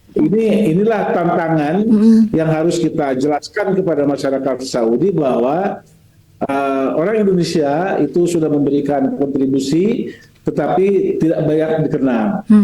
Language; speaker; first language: Indonesian; native; Indonesian